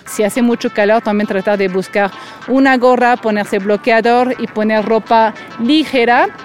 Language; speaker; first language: Spanish; non-native, fluent; French